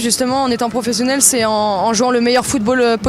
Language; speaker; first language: French; native; French